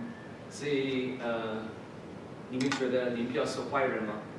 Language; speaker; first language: Chinese; early bilingual, heritage; English